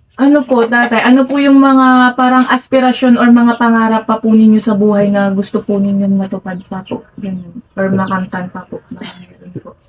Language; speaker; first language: Filipino; native; Filipino